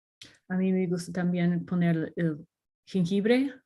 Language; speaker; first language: Spanish; non-native, learner; English